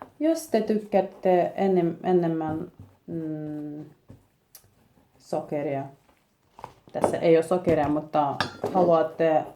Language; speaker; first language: Finnish; non-native, learner; Russian